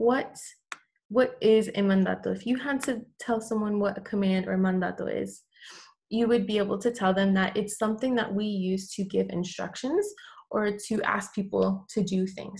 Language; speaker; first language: English; native; English